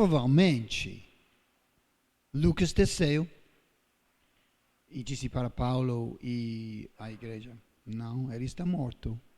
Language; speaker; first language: Portuguese; non-native, fluent; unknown